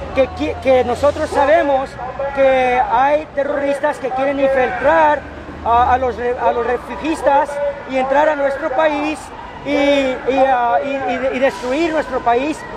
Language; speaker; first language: Spanish; early bilingual, heritage; Spanish